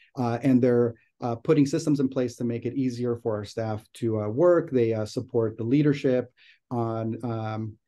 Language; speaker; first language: English; native; English